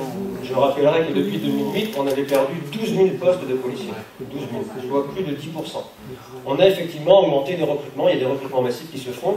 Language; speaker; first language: French; native; French